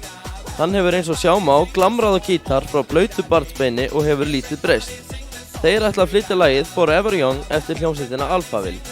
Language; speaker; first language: Icelandic; native; Icelandic